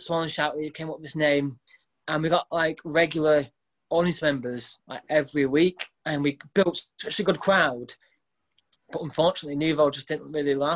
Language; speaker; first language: English; native; English